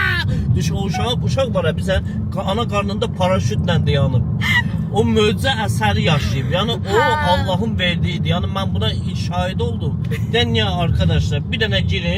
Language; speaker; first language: Azerbaijani; native; Azerbaijani